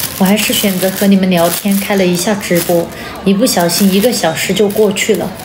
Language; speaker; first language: Chinese; non-native, local second language; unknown